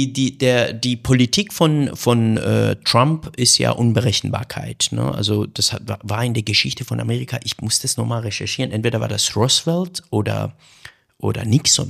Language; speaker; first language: German; non-native, fluent; Persian